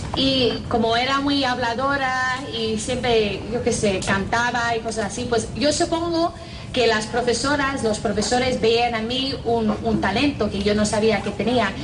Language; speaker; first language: Spanish; non-native, fluent; English